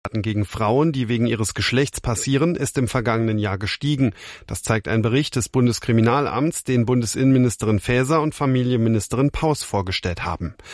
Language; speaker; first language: German; native; German